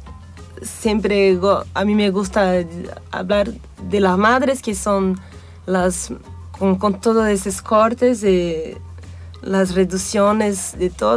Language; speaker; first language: Spanish; non-native, fluent; Portuguese